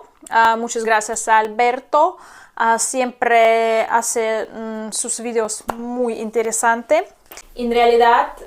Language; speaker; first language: Spanish; non-native, fluent; Russian